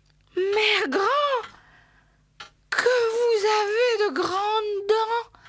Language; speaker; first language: French; native; French